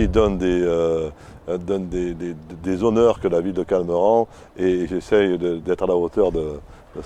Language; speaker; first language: French; native; French